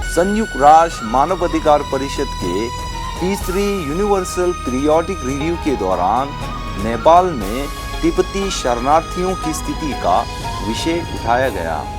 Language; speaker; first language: Hindi; non-native, local second language; Tibetan